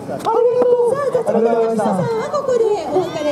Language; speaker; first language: Japanese; native; Japanese